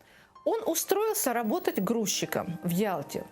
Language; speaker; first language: Russian; native; Russian